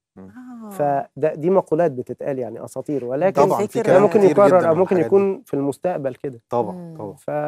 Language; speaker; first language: Arabic; native; Arabic